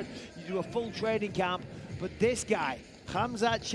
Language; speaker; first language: English; native; English